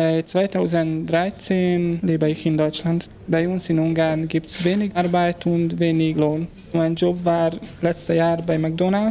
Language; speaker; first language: German; non-native, learner; Hungarian